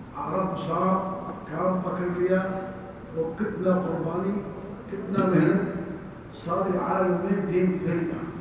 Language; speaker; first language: Urdu; non-native, learner; Arabic